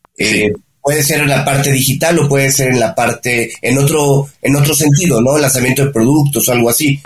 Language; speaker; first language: Spanish; native; Spanish